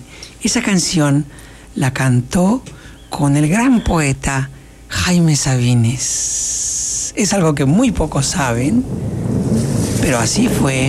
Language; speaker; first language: Spanish; native; Spanish